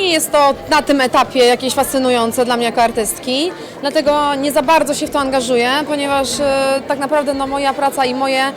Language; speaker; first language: Polish; native; Polish